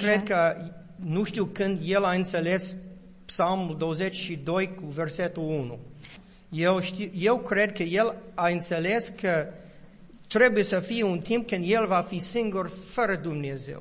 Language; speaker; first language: Romanian; non-native, learner; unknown